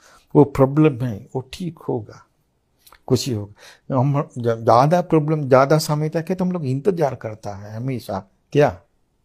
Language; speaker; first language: Hindi; non-native, fluent; Sinhala